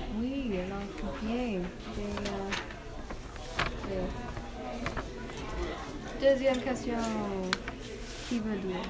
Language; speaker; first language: French; non-native, learner; English